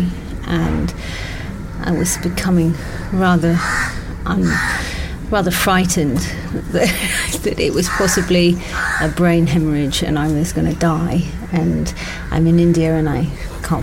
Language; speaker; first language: English; native; English